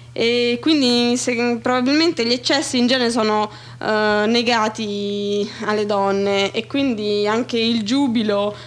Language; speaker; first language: Italian; native; Italian